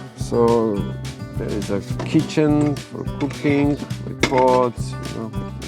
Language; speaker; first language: English; non-native, fluent; Croatian